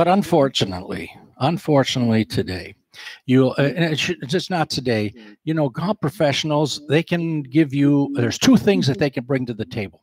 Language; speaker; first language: English; native; English